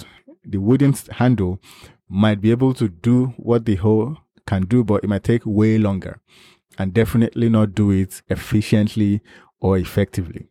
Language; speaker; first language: English; non-native, local second language; Yoruba